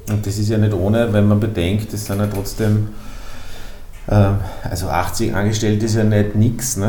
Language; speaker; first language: German; native; German